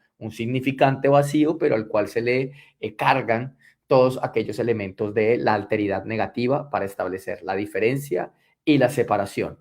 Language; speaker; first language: Spanish; native; Spanish